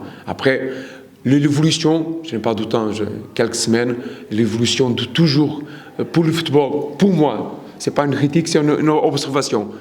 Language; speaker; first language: French; non-native, learner; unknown